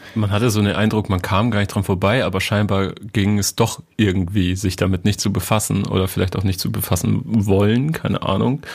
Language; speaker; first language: German; native; German